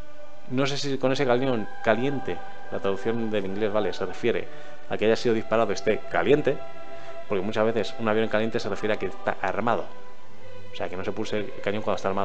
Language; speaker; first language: Spanish; native; Spanish